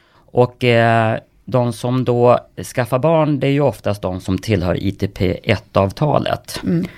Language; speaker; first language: Swedish; native; Swedish